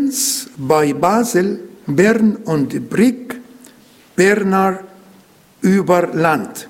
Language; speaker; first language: German; non-native, learner; Arabic